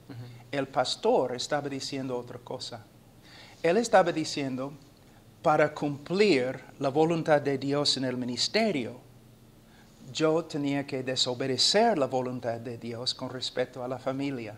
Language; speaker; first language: Spanish; non-native, fluent; English